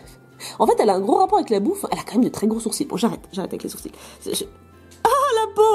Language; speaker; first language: French; native; French